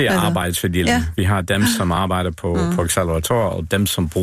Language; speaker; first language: Danish; non-native, fluent; English